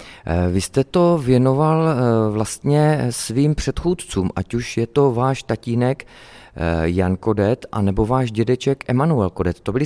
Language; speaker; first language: Czech; native; Czech